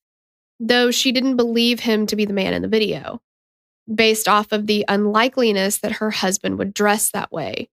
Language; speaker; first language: English; native; English